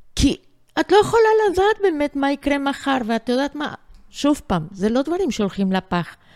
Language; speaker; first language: Hebrew; non-native, fluent; Spanish